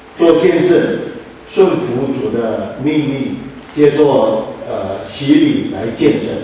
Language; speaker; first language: Chinese; native; Chinese